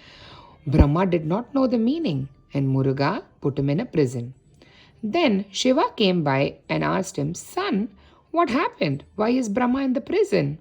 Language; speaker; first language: English; non-native, local second language; Tamil